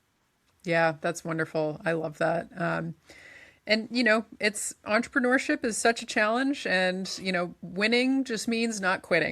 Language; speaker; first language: English; native; English